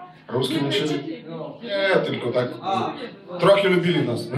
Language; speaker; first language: Polish; non-native, learner; Belarusian